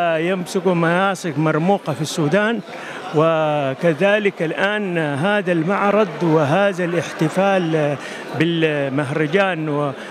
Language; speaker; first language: Arabic; native; Arabic